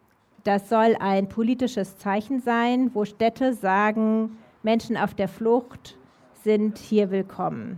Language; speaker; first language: German; native; German